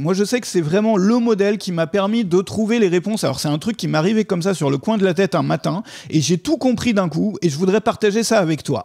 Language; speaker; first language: French; native; French